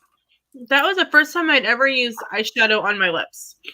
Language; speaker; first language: English; native; English